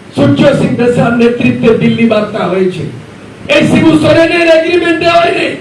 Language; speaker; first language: Bangla; non-native, local second language; Santali